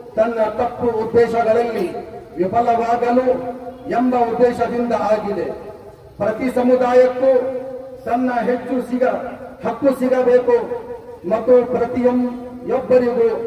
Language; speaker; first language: Kannada; non-native, local second language; Urdu